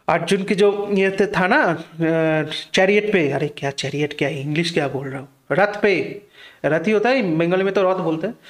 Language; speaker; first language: Hindi; non-native, local second language; Bangla